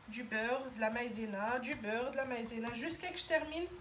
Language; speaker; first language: French; non-native, local second language; Arabic